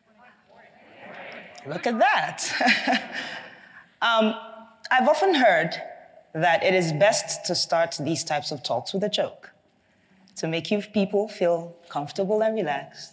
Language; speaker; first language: English; non-native, local second language; Igbo